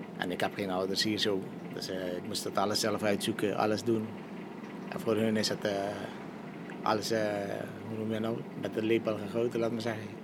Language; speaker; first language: Dutch; non-native, local second language; Caribbean Hindustani